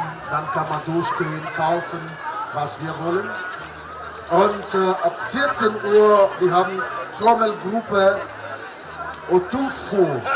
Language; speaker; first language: German; non-native, learner; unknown